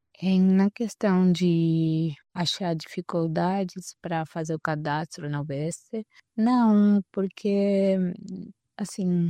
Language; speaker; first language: Portuguese; non-native, fluent; Spanish